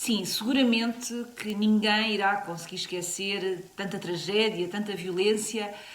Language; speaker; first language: Portuguese; native; Portuguese